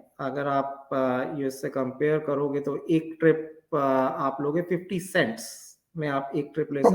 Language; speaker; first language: Hindi; native; Hindi